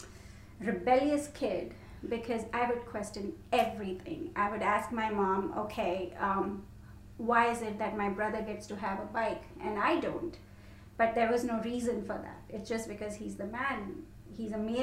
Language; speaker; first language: English; non-native, local second language; Hindi